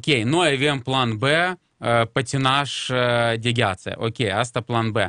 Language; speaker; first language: Romanian; non-native, local second language; Russian